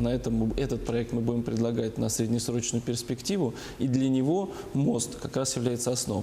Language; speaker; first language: Russian; native; Russian